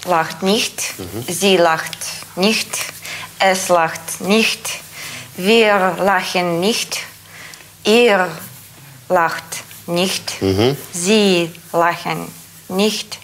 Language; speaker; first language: German; non-native, learner; Russian